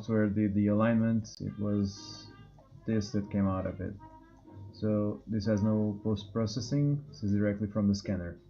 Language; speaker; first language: English; non-native, fluent; Portuguese